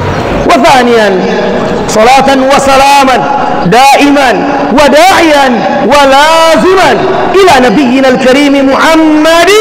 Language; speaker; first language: Arabic; non-native, fluent; Indonesian